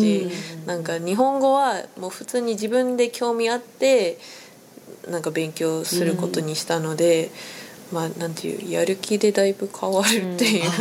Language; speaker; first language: Japanese; non-native, fluent; English